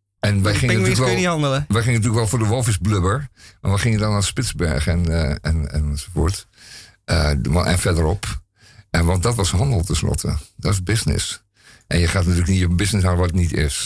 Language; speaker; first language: Dutch; native; Dutch